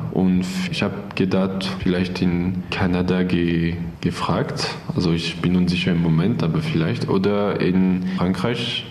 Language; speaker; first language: German; non-native, learner; French